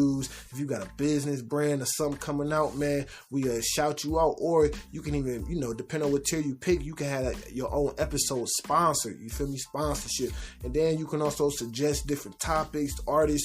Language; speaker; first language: English; native; English